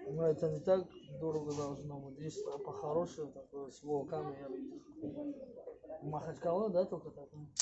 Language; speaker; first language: Russian; non-native, fluent; Tajik